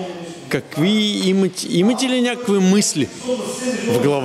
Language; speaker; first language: Bulgarian; non-native, learner; Russian